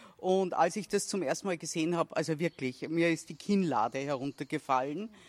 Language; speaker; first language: German; native; German